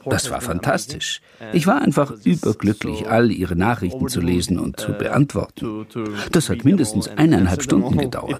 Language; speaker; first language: German; non-native, fluent; Turkish